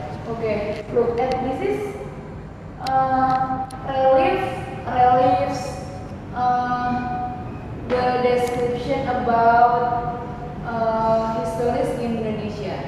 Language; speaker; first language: English; non-native, learner; Indonesian